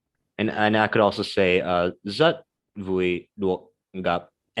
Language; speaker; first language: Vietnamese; non-native, learner; English